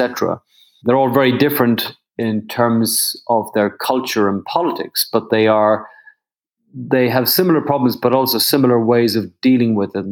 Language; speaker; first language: English; native; English